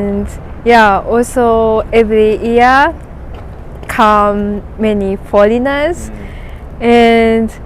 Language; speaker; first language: English; non-native, learner; Japanese